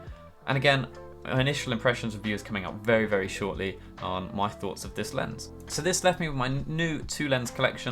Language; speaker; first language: English; native; English